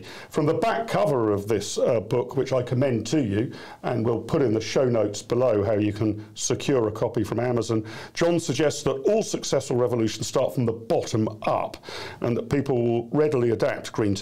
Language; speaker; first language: English; native; English